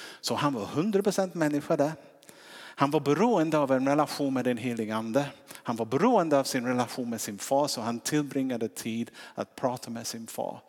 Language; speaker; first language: Swedish; non-native, fluent; English